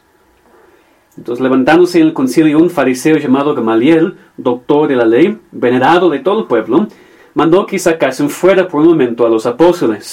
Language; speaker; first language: Spanish; non-native, fluent; English